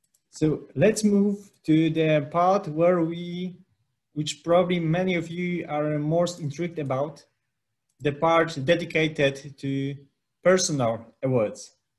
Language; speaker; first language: English; non-native, fluent; Polish